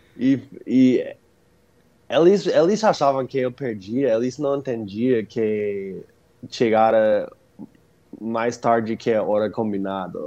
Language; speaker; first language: Portuguese; non-native, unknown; English